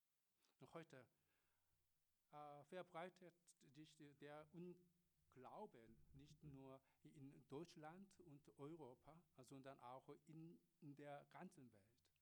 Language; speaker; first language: German; non-native, learner; Korean